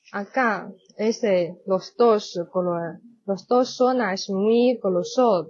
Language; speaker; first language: Spanish; non-native, learner; Chinese